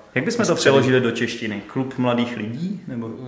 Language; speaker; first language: Czech; native; Czech